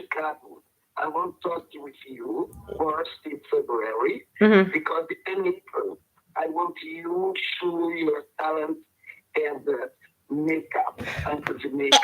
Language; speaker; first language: English; non-native, learner; Portuguese